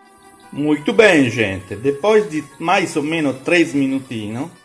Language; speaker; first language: Portuguese; non-native, fluent; Italian